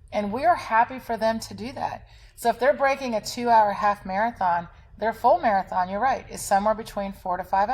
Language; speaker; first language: English; native; English